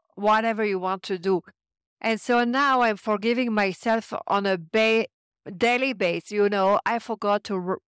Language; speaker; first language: English; non-native, fluent; French